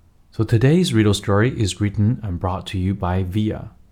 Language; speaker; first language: English; non-native, fluent; Chinese